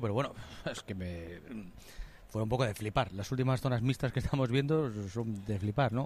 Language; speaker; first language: Spanish; native; Spanish